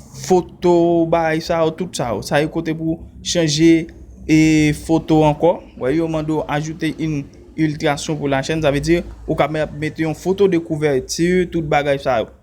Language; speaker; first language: French; non-native, learner; Haitian Creole